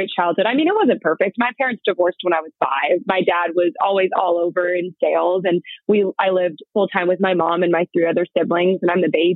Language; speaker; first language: English; native; English